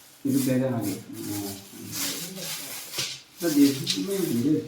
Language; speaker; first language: Kannada; non-native, local second language; Tibetan